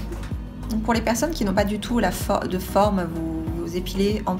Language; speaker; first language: French; native; French